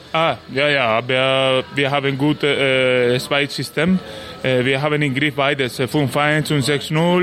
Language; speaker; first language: German; non-native, learner; Spanish